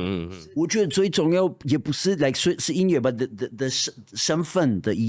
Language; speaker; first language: Chinese; non-native, fluent; Spanish